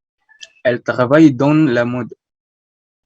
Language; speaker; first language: French; non-native, learner; Indonesian